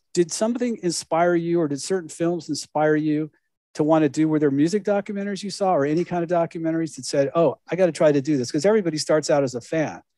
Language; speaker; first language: English; native; English